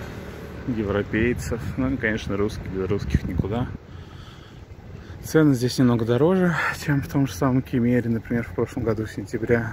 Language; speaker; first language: Russian; native; Russian